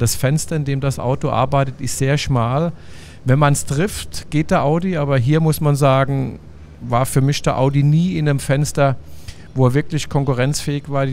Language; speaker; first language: German; native; German